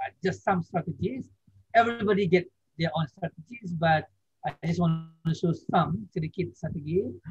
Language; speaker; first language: English; non-native, fluent; Indonesian